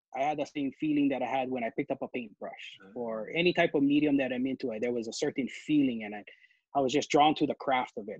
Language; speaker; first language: English; native; English